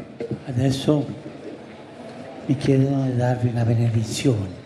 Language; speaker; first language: Italian; non-native, fluent; Spanish